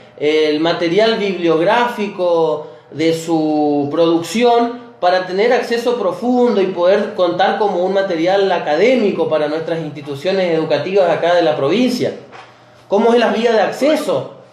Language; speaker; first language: Spanish; native; Spanish